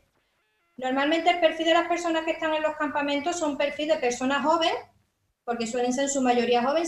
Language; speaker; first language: Spanish; native; Spanish